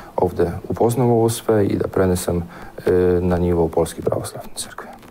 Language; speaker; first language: Serbian; non-native, fluent; Polish